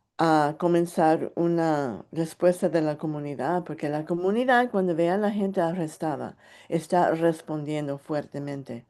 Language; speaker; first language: Spanish; early bilingual, heritage; English